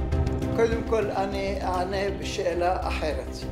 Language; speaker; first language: Hebrew; non-native, fluent; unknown